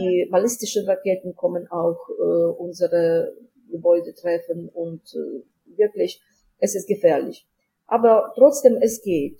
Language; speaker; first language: German; non-native, fluent; Ukrainian